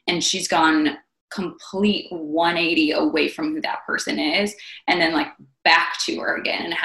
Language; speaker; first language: English; native; English